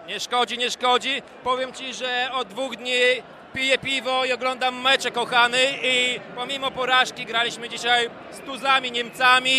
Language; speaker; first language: Polish; native; Polish